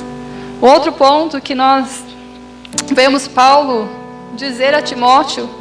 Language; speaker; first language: Portuguese; native; Portuguese